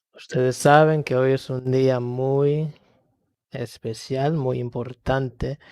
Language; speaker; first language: Spanish; early bilingual, other home language; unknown